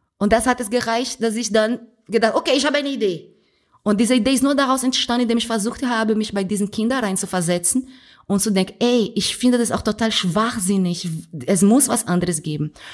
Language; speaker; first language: German; non-native, fluent; Portuguese